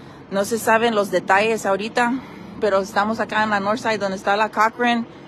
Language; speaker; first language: Spanish; early bilingual, heritage; Spanish